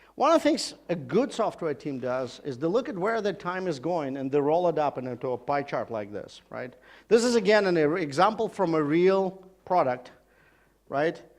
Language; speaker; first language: English; non-native, fluent; Russian